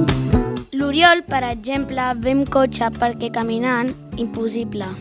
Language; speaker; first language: Catalan; native; Catalan